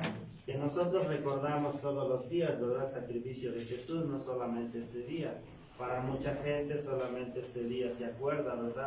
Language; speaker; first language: Spanish; native; Spanish